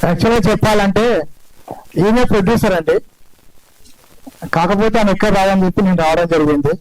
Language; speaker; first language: Telugu; native; Telugu